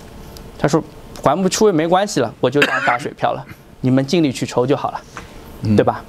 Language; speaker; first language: Chinese; native; Chinese